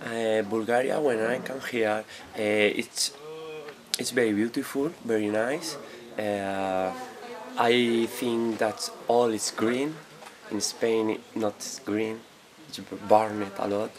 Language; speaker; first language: English; non-native, learner; Spanish